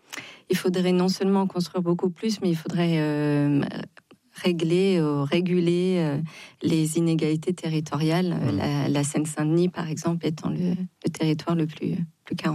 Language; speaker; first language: French; native; French